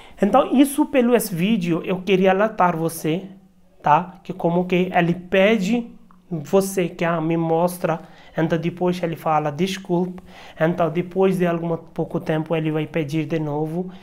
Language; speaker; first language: Portuguese; non-native, learner; Hindi